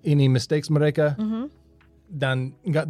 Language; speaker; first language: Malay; non-native, learner; English